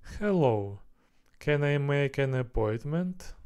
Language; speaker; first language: English; non-native, learner; Russian